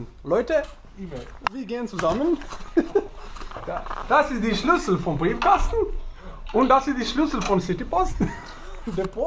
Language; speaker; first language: German; non-native, learner; Serbian